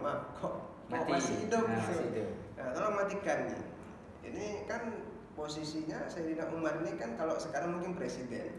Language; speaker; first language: Indonesian; native; Indonesian